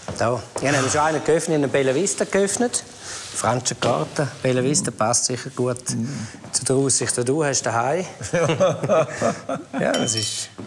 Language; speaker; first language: German; native; German